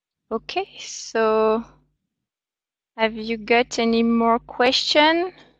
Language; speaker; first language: English; non-native, fluent; French